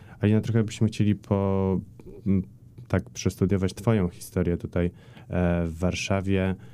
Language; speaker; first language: Polish; native; Polish